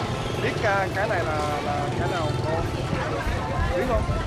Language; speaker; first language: Vietnamese; non-native, learner; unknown